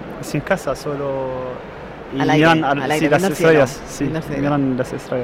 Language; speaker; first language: Spanish; non-native, learner; Arabic